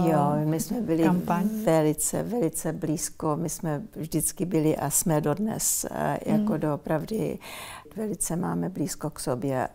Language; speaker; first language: Czech; early bilingual, heritage; Czech